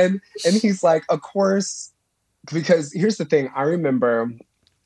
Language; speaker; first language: English; native; English